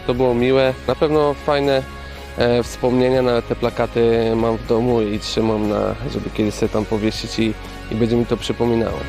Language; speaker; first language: Polish; native; Polish